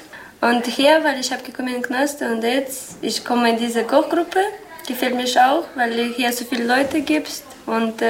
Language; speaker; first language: German; non-native, learner; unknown